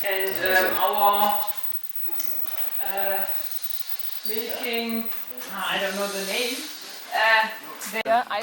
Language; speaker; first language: English; non-native, learner; German